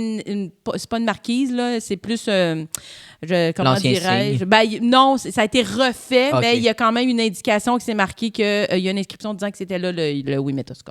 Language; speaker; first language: French; native; French